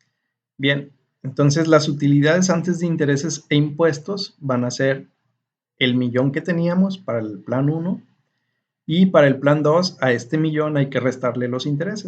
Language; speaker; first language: Spanish; native; Spanish